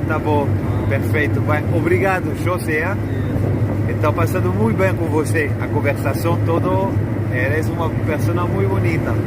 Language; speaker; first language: Portuguese; non-native, learner; French